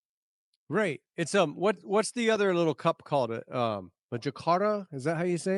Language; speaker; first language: English; native; English